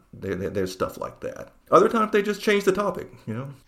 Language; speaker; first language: English; native; English